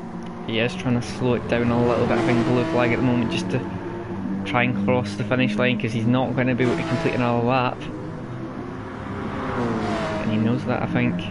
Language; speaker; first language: English; native; English